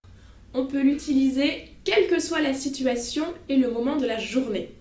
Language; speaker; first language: French; native; French